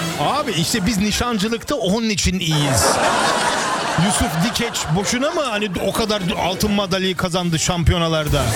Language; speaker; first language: Turkish; early bilingual, heritage; Turkish